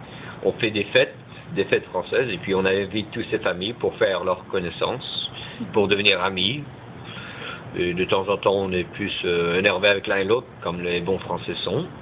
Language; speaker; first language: French; early bilingual, heritage; French